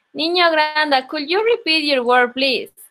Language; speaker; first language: English; non-native, local second language; Spanish